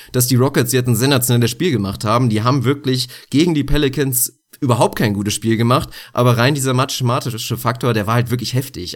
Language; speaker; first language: German; native; German